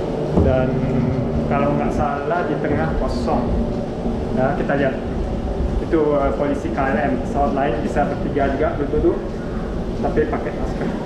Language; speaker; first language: Indonesian; early bilingual, heritage; German